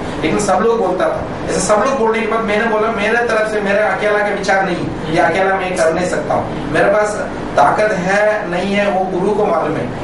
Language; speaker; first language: Hindi; non-native, local second language; Tamil